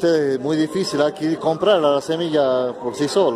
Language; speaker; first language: Spanish; native; Spanish